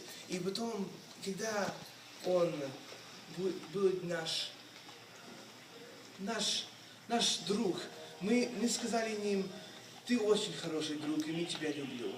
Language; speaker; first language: Russian; non-native, fluent; English